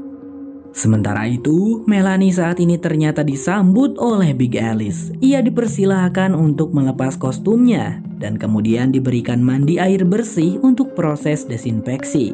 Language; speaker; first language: Indonesian; native; Indonesian